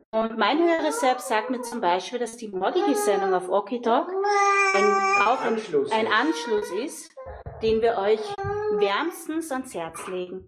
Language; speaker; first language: German; native; German